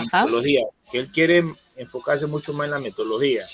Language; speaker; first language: Spanish; native; Spanish